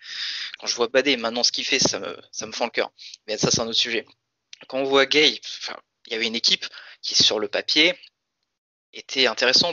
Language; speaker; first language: French; native; French